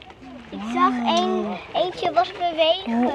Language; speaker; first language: Dutch; early bilingual, other home language; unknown